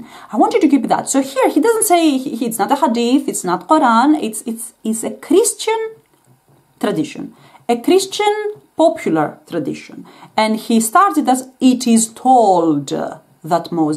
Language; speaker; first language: English; non-native, fluent; Greek